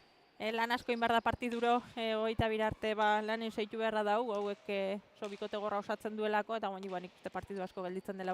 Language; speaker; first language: Basque; native; Basque